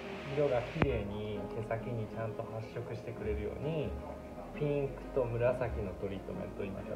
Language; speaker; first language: Japanese; native; Japanese